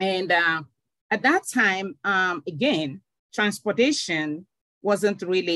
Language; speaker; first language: English; non-native, local second language; Igbo